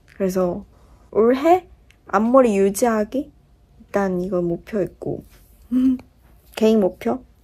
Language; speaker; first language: Korean; non-native, fluent; Chinese